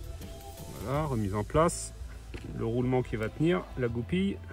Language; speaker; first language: French; native; French